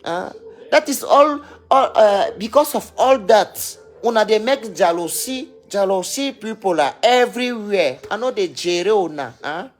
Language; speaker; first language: English; non-native, local second language; French